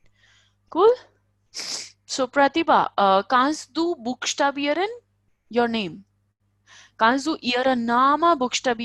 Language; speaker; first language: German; non-native, fluent; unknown